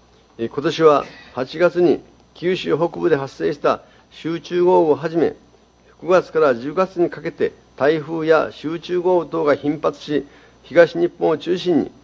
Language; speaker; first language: Japanese; native; Japanese